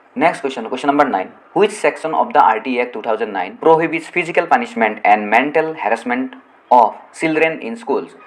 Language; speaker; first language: English; non-native, local second language; Assamese